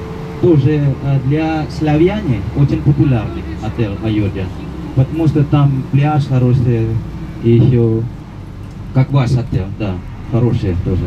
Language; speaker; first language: Russian; non-native, fluent; Indonesian